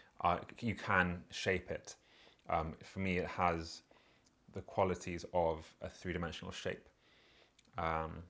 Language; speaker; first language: English; native; English